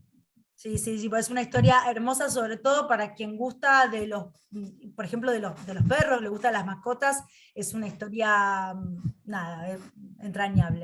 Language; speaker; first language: Spanish; native; Spanish